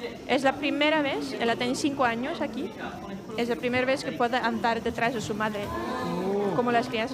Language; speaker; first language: Spanish; non-native, fluent; Danish